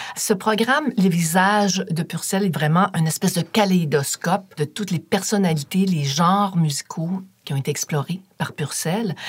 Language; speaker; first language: French; native; French